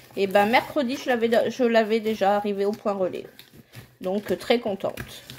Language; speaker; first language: French; native; French